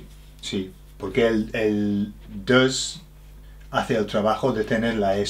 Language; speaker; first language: Spanish; non-native, fluent; English